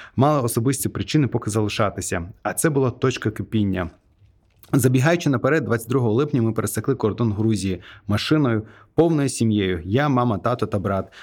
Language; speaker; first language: Ukrainian; non-native, fluent; Azerbaijani